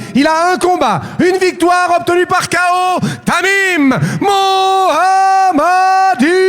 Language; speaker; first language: French; native; French